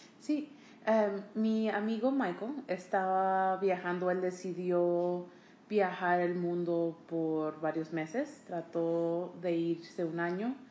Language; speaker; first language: Spanish; early bilingual, heritage; Spanish